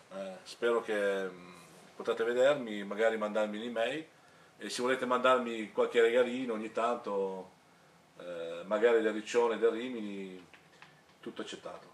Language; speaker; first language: Italian; early bilingual, heritage; French